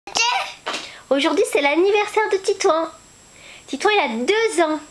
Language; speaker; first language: French; native; French